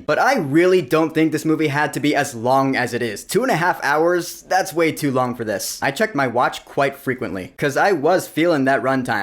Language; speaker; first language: English; native; English